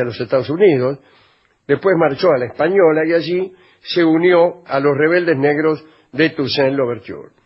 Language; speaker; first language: Spanish; native; Spanish